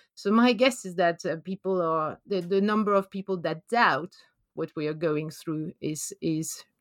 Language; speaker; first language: English; non-native, fluent; French